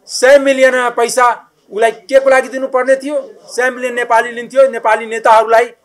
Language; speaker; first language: Nepali; non-native, local second language; Maithili